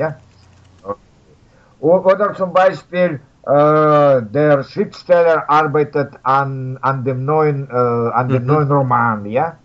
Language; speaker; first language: German; non-native, learner; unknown